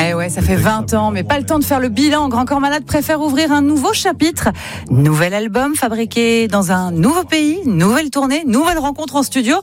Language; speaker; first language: French; native; French